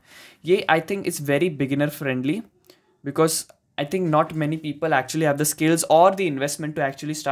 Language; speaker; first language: English; non-native, local second language; Hindi